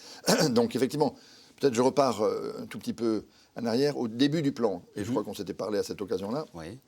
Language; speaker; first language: French; native; French